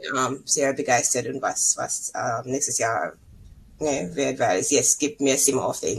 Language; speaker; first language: German; non-native, learner; English